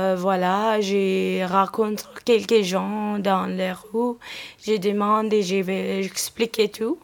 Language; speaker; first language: French; non-native, learner; Amharic